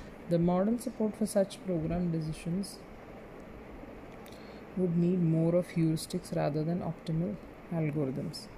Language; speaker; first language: English; non-native, local second language; Malayalam